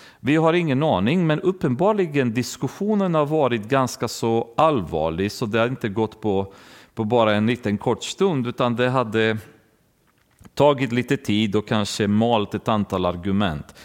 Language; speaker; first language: Swedish; non-native, fluent; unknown